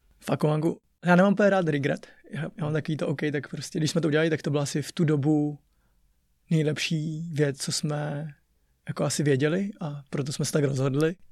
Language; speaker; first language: Czech; early bilingual, other home language; Chinese